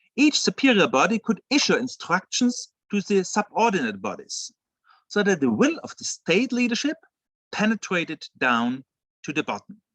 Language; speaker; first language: English; non-native, fluent; German